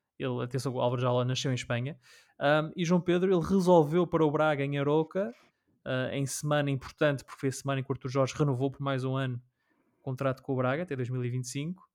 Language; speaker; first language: Portuguese; native; Portuguese